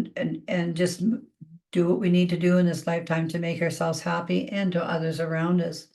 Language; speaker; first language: English; native; English